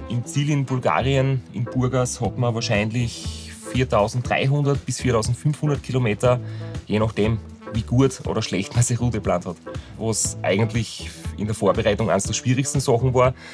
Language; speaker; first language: German; native; German